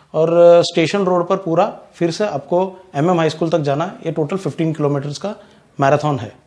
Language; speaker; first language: Hindi; non-native, local second language; Gujarati